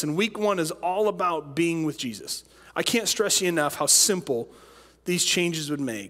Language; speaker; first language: English; native; English